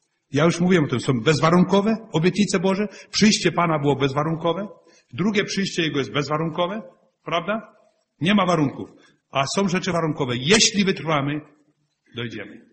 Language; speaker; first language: Polish; non-native, fluent; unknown